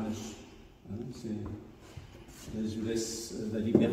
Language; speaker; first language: French; non-native, local second language; Arabic